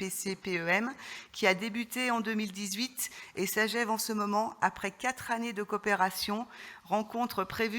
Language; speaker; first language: French; native; French